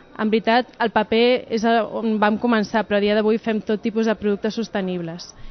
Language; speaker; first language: Catalan; native; Catalan